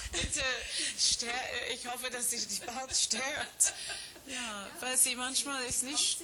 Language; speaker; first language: German; non-native, fluent; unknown